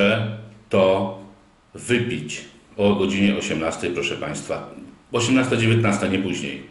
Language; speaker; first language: Polish; native; Polish